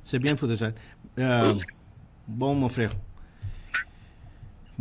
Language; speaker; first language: French; non-native, learner; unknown